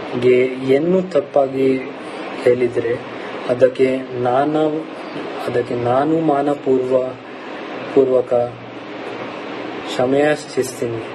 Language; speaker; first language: Kannada; non-native, learner; Hindi